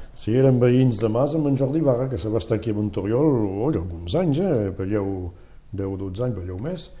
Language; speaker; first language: Catalan; non-native, local second language; French